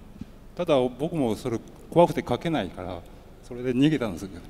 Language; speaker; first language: Japanese; native; Japanese